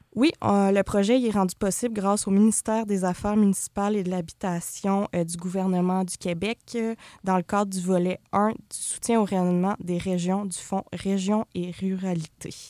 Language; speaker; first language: French; native; French